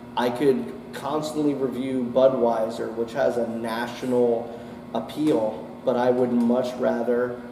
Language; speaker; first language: English; native; English